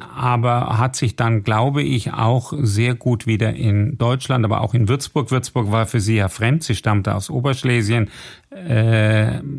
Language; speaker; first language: German; native; German